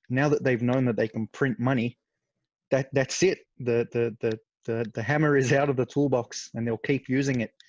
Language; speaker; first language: English; non-native, fluent; Arabic